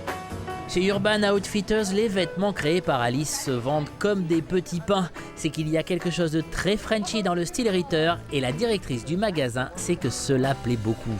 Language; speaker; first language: French; native; French